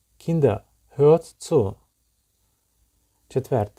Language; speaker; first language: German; non-native, learner; Ukrainian